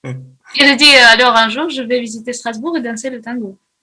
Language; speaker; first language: French; non-native, fluent; Russian